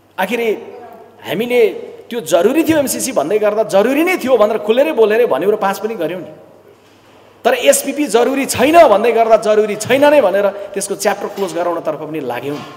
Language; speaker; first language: Nepali; native; Nepali